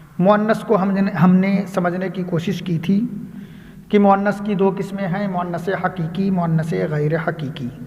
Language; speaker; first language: Urdu; native; Urdu